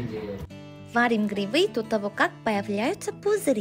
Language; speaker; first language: Russian; non-native, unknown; Korean